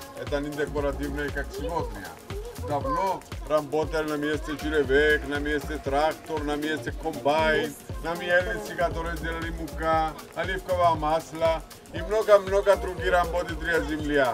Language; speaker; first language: Russian; non-native, learner; Greek